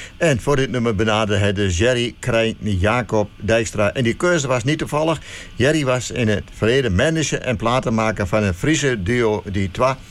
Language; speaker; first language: Dutch; native; Dutch